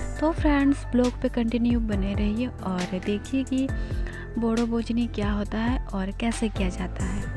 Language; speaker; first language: Hindi; non-native, local second language; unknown